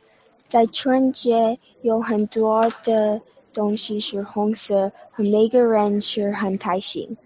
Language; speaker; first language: Chinese; non-native, learner; English